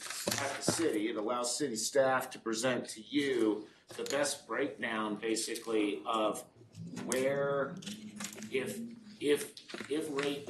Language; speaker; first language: English; native; English